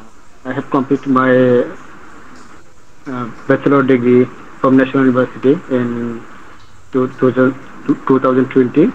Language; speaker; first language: English; non-native, learner; Bangla